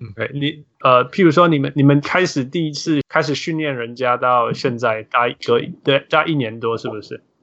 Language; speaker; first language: Chinese; native; Chinese